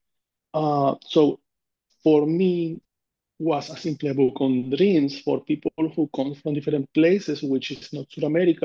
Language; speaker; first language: English; non-native, fluent; Spanish